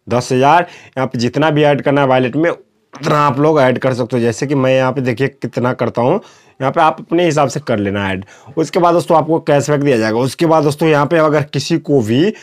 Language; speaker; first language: Hindi; native; Hindi